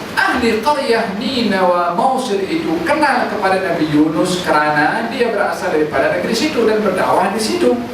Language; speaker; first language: Malay; native; Malay